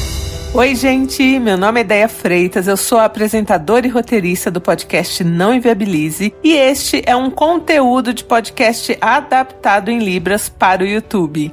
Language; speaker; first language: Portuguese; native; Portuguese